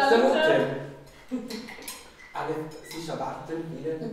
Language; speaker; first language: German; non-native, fluent; Italian